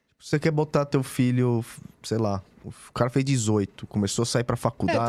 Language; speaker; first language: Portuguese; native; Portuguese